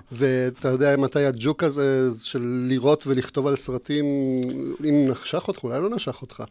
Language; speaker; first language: Hebrew; native; Hebrew